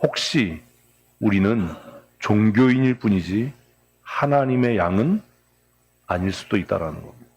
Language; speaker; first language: Korean; native; Korean